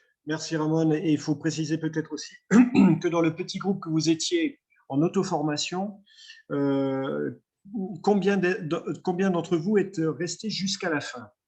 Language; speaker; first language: French; native; French